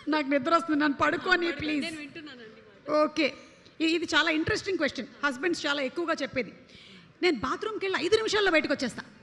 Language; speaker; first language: Telugu; native; Telugu